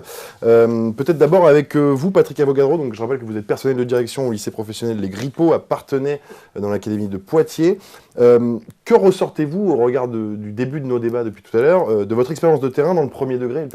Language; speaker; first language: French; native; French